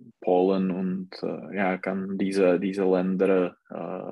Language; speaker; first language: German; non-native, learner; Czech